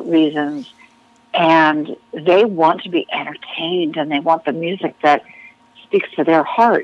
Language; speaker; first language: English; native; English